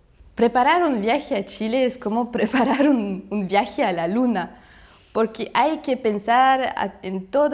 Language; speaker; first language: Spanish; non-native, fluent; Russian